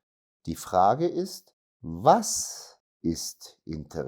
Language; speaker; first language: German; non-native, fluent; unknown